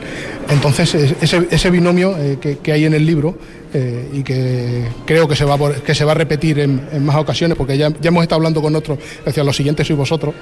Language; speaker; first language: Spanish; native; Spanish